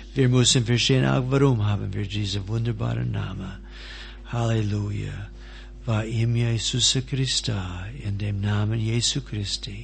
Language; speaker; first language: German; non-native, fluent; English